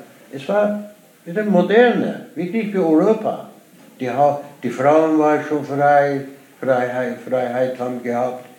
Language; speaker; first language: German; non-native, learner; Persian